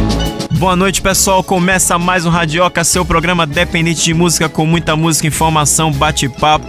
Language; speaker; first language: Portuguese; native; Portuguese